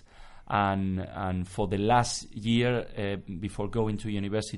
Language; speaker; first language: English; non-native, fluent; Spanish